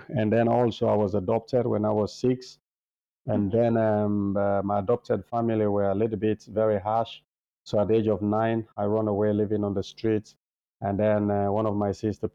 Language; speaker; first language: English; non-native, local second language; Krio